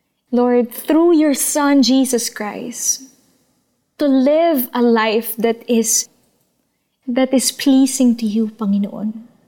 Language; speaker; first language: English; non-native, local second language; Filipino